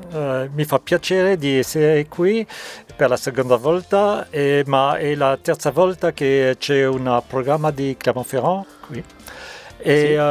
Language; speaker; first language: Italian; non-native, learner; French